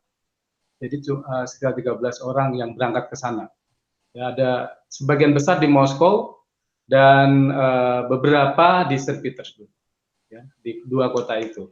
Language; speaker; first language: Indonesian; native; Indonesian